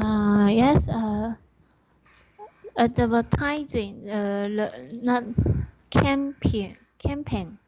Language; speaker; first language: English; non-native, learner; Chinese